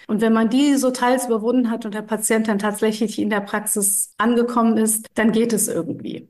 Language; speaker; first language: German; early bilingual, other home language; Turkish